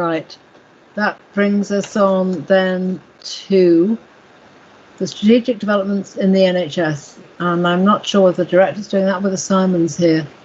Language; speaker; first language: English; native; English